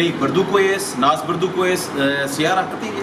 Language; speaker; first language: Arabic; non-native, learner; Urdu